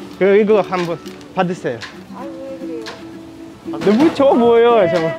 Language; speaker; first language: Korean; non-native, learner; Ukrainian